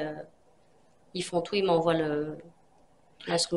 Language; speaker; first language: French; native; French